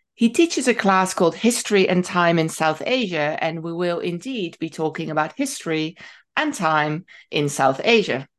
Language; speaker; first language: English; non-native, fluent; Dutch